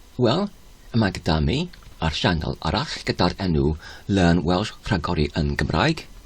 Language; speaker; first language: Welsh; non-native, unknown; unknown